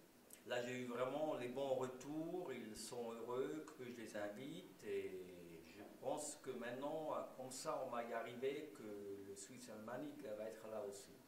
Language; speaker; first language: French; non-native, local second language; German